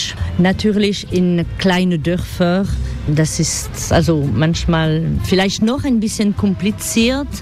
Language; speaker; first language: German; non-native, fluent; French